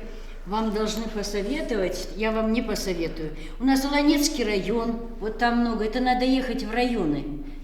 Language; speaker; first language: Russian; native; Russian